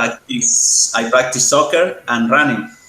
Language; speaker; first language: English; non-native, learner; Spanish